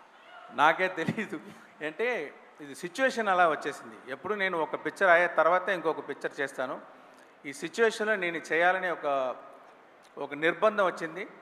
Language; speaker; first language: Telugu; non-native, fluent; Tamil